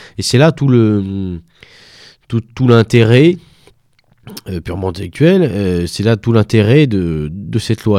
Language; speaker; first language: French; native; French